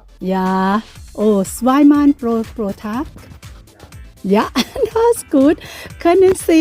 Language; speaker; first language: German; non-native, learner; Thai